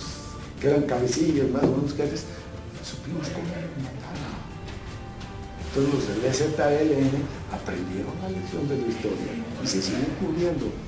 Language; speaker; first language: Spanish; native; Spanish